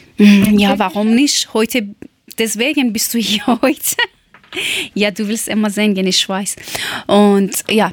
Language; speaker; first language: German; non-native, learner; Persian